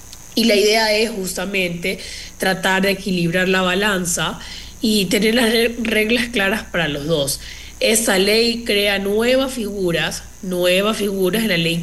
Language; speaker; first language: Spanish; native; Spanish